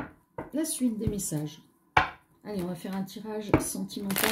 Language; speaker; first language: French; native; French